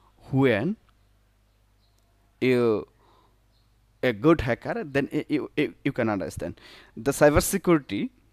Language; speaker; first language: English; non-native, local second language; Bangla